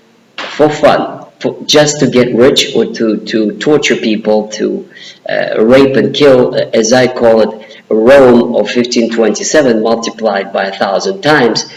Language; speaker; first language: English; non-native, fluent; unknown